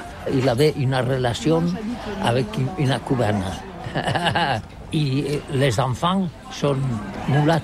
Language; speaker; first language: French; non-native, learner; Catalan